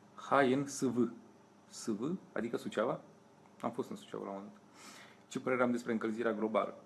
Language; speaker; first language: Romanian; native; Romanian